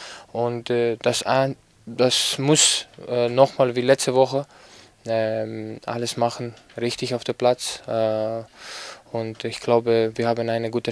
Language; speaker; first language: German; non-native, fluent; Greek